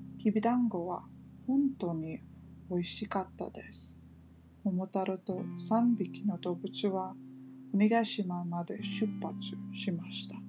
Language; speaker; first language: Japanese; non-native, learner; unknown